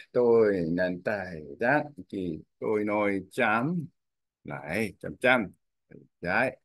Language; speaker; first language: Vietnamese; non-native, learner; Korean